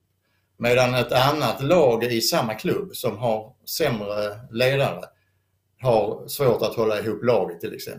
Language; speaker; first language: Swedish; native; Swedish